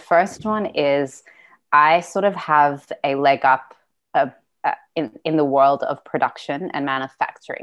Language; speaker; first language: English; non-native, local second language; Russian